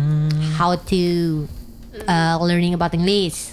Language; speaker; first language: English; non-native, learner; Indonesian